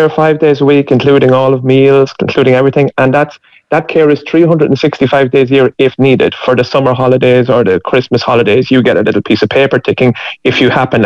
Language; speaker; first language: English; native; English